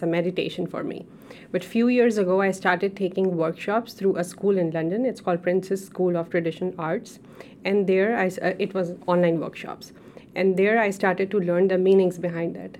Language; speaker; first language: English; non-native, local second language; Urdu